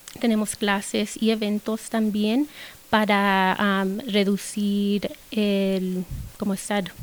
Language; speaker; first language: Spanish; early bilingual, heritage; Spanish